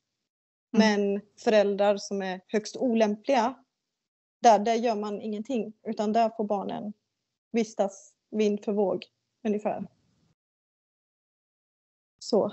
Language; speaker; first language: Swedish; native; Swedish